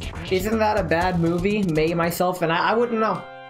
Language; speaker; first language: English; native; English